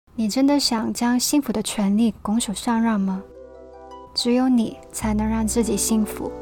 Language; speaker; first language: Chinese; non-native, local second language; Cantonese